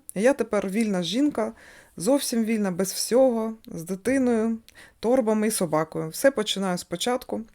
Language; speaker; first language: Ukrainian; non-native, local second language; Russian